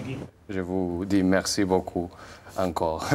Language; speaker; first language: French; non-native, learner; Spanish